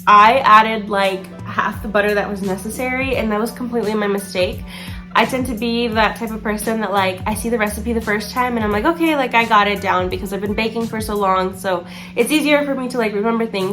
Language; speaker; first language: English; native; English